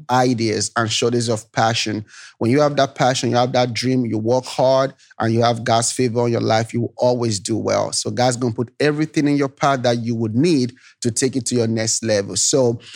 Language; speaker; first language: English; non-native, local second language; Yoruba